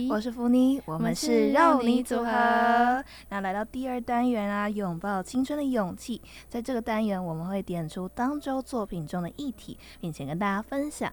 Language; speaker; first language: Chinese; native; Chinese